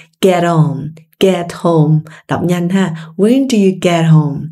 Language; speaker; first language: English; non-native, fluent; Vietnamese